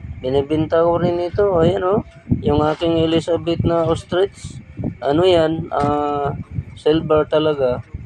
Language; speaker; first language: Filipino; native; Filipino